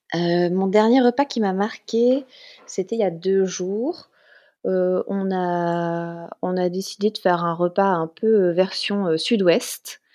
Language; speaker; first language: French; native; French